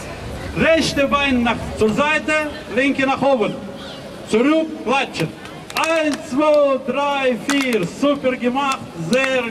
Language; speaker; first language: German; non-native, fluent; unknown